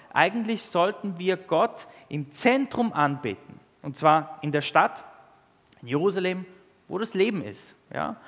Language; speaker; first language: German; early bilingual, other home language; Italian